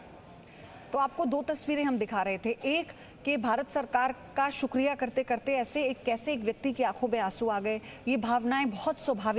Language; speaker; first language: Hindi; native; Hindi